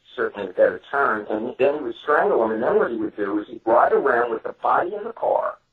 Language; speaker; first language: English; native; English